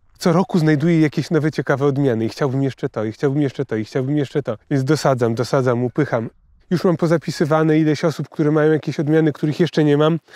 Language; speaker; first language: Polish; native; Polish